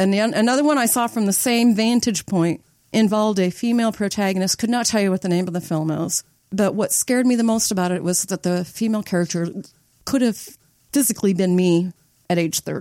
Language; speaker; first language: English; native; English